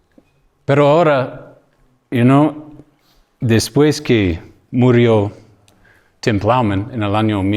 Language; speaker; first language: Spanish; non-native, fluent; English